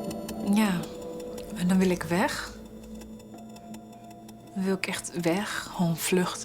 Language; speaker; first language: Dutch; native; Dutch